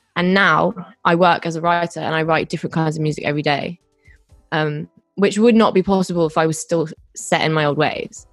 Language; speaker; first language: English; native; English